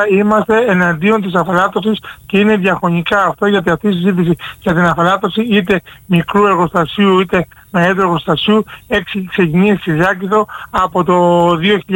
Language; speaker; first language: Greek; native; Greek